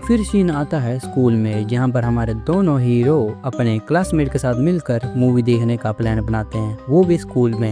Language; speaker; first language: Hindi; native; Hindi